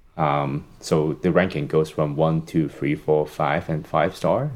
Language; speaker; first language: English; non-native, local second language; Cantonese